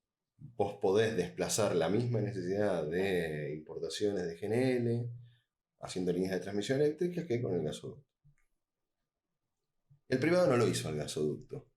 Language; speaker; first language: Spanish; native; Spanish